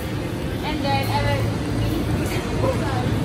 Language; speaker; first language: English; non-native, learner; Filipino